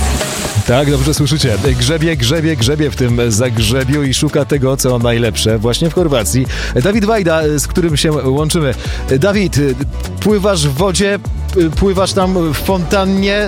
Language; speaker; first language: Polish; native; Polish